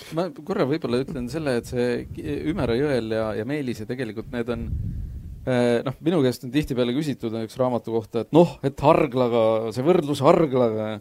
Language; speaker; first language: Estonian; native; Estonian